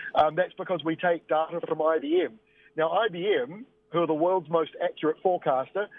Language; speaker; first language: English; native; English